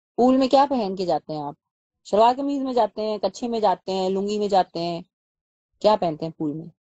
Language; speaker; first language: Urdu; native; Urdu